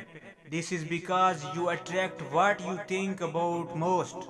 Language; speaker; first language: English; non-native, local second language; Urdu